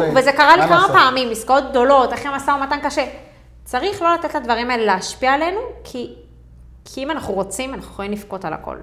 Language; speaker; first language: Hebrew; native; Hebrew